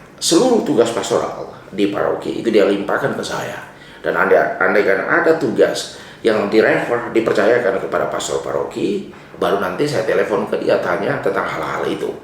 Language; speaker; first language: Indonesian; non-native, local second language; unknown